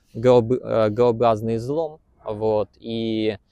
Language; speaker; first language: Ukrainian; native; Ukrainian